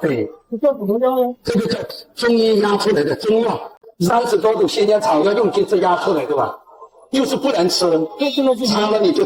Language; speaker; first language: Chinese; native; Chinese